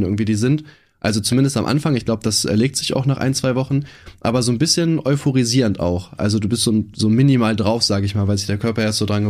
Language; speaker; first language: German; native; German